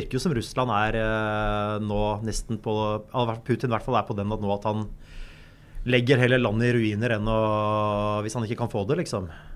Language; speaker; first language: Norwegian; native; Norwegian